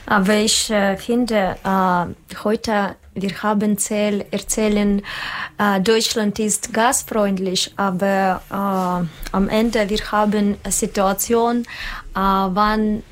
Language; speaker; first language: German; non-native, learner; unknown